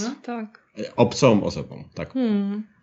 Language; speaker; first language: Polish; non-native, learner; Finnish